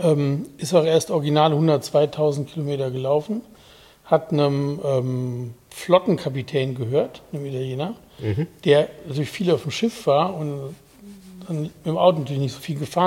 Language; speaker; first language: German; native; German